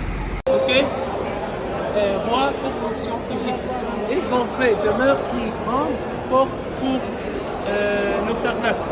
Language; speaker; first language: French; non-native, learner; Arabic